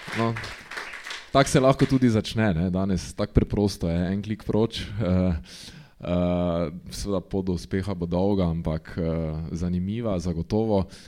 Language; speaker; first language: Slovenian; native; Slovenian